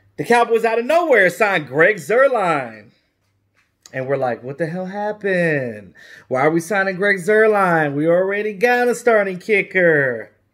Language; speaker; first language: English; native; English